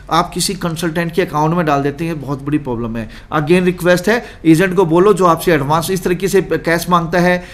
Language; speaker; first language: Hindi; native; Hindi